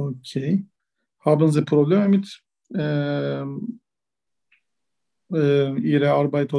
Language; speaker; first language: German; non-native, learner; Turkish